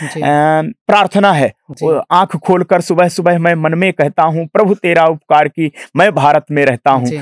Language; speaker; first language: Hindi; native; Hindi